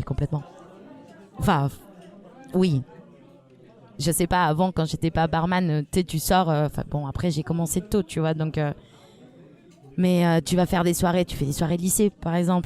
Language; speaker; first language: French; non-native, fluent; Spanish